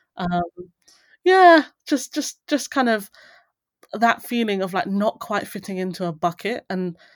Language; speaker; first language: English; native; English